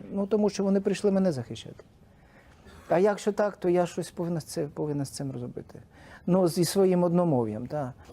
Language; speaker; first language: Ukrainian; non-native, local second language; Russian